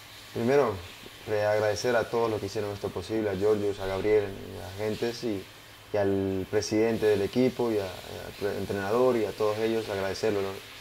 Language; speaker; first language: Spanish; native; Spanish